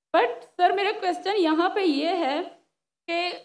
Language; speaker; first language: Urdu; non-native, local second language; Pashto